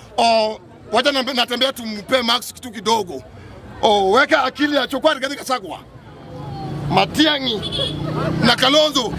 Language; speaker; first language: Swahili; non-native, local second language; Luo (Kenya and Tanzania)